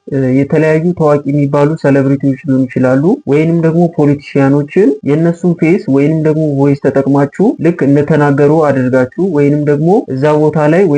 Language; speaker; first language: Amharic; native; Amharic